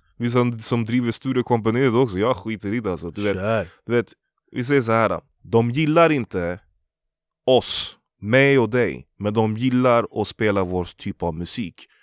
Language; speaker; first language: Swedish; early bilingual, other home language; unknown